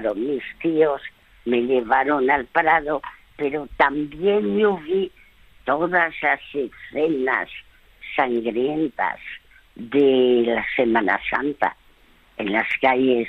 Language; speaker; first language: Spanish; native; Spanish